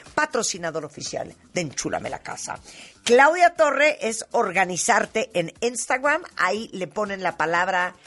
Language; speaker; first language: Spanish; native; Spanish